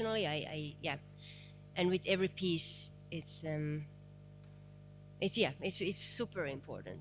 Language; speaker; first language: English; non-native, fluent; Finnish